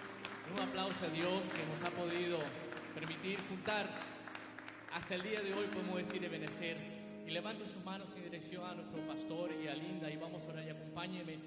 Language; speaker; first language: Spanish; native; Spanish